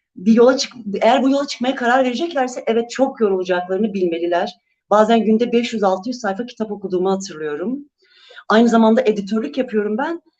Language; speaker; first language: Turkish; non-native, local second language; Kurdish